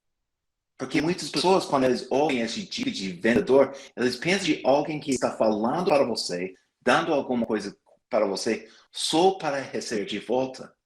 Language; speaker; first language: Portuguese; non-native, fluent; English